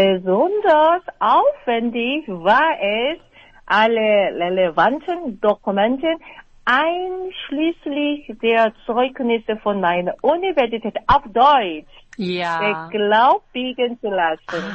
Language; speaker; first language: German; non-native, fluent; Korean